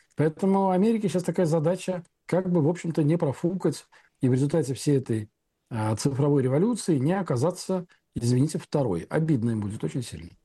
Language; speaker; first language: Russian; native; Russian